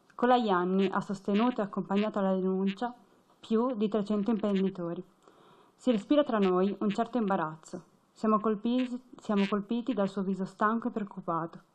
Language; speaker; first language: Italian; native; Italian